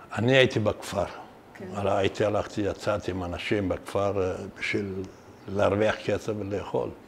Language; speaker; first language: Hebrew; non-native, fluent; Persian